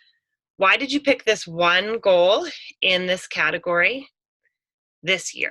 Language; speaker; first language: English; native; English